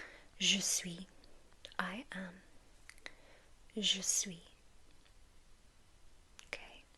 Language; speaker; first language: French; non-native, learner; English